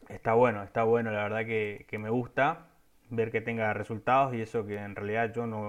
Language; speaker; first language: Spanish; native; Spanish